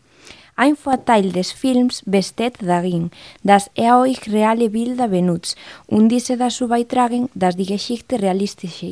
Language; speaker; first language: German; non-native, fluent; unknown